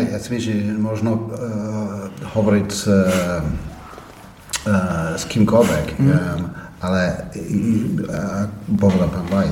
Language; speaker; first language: Slovak; non-native, fluent; English